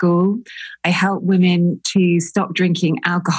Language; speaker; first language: English; native; English